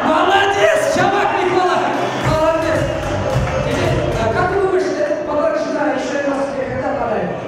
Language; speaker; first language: Russian; non-native, local second language; Uyghur